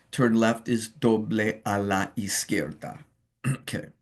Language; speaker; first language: Spanish; non-native, fluent; English